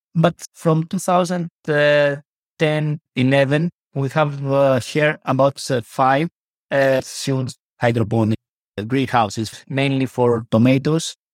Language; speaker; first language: English; non-native, learner; Greek